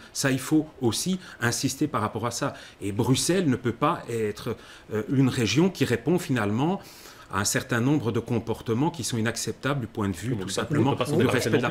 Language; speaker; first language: French; native; French